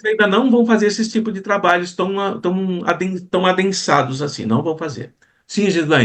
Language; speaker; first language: Portuguese; native; Portuguese